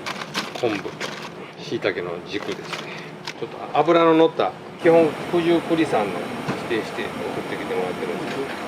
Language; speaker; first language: Japanese; native; Japanese